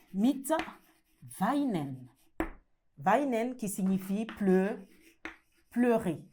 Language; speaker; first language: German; non-native, learner; French